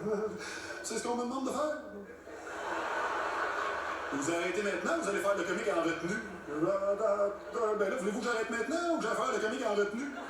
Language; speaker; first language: French; native; French